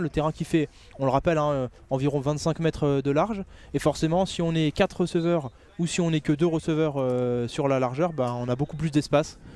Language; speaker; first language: French; native; French